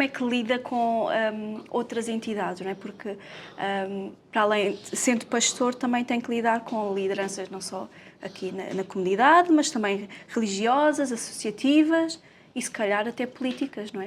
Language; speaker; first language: Portuguese; native; Portuguese